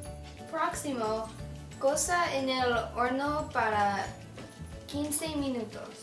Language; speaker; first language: Spanish; non-native, learner; English